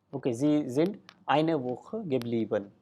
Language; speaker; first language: German; non-native, fluent; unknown